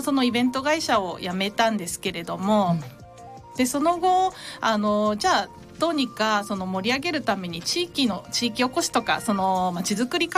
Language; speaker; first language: Japanese; native; Japanese